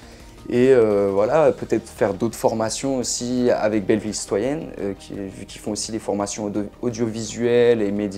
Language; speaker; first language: French; native; French